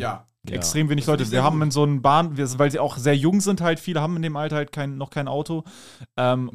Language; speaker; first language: German; native; German